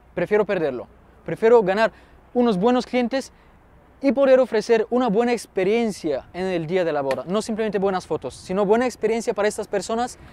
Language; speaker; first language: Spanish; non-native, fluent; Bulgarian